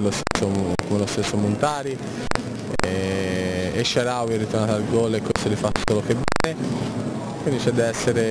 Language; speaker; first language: Italian; native; Italian